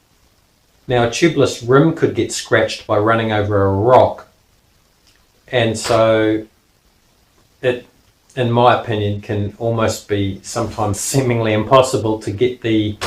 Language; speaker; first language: English; native; English